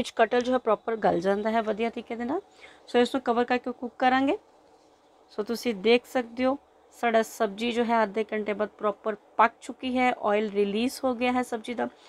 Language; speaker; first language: Hindi; non-native, local second language; Punjabi